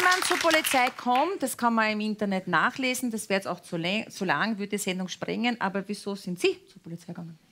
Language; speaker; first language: German; native; German